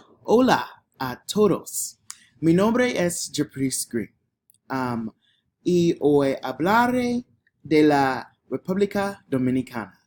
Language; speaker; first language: Spanish; non-native, learner; English